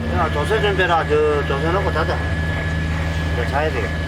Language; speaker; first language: Korean; native; Korean